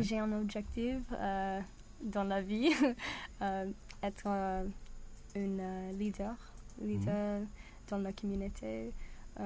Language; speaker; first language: French; non-native, learner; English